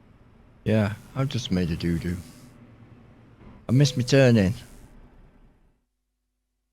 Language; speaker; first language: English; native; English